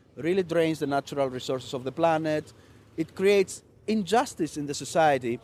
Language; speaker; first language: English; non-native, fluent; Greek